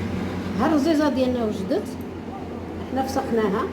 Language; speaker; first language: Arabic; native; Arabic